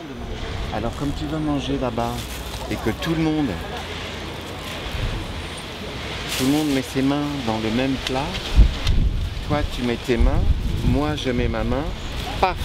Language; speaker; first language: French; native; French